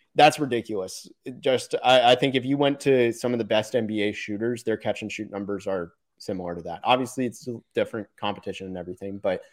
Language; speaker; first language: English; native; English